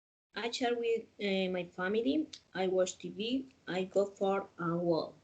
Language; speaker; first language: English; non-native, learner; Spanish